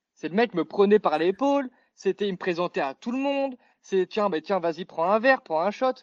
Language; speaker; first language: French; native; French